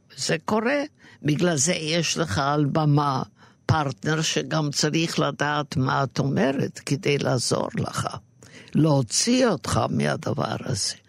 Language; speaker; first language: Hebrew; non-native, fluent; Yiddish